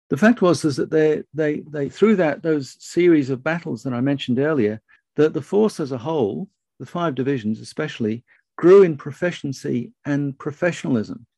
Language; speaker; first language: English; native; English